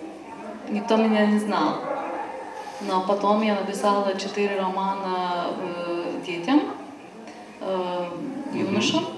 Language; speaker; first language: Russian; non-native, fluent; Lithuanian